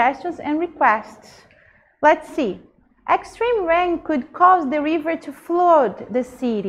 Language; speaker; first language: English; non-native, fluent; Portuguese